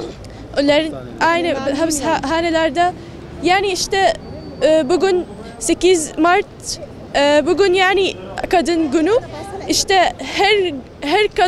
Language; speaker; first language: Turkish; non-native, learner; Arabic